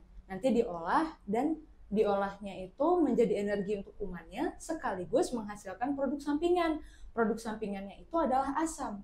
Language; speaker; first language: Indonesian; native; Indonesian